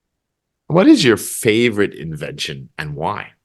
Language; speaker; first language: English; native; English